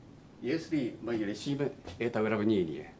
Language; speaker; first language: Russian; non-native, learner; Japanese